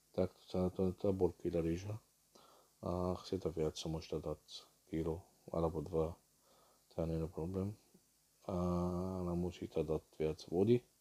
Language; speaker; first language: Slovak; non-native, learner; Arabic